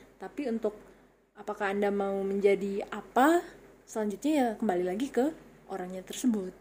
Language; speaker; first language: Indonesian; native; Indonesian